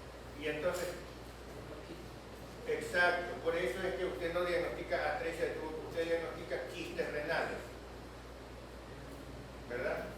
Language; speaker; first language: Spanish; native; Spanish